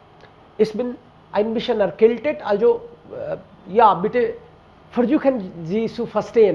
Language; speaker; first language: German; non-native, fluent; Hindi